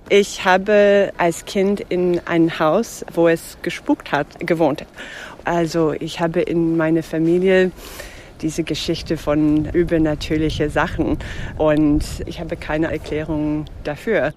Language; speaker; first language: German; non-native, fluent; English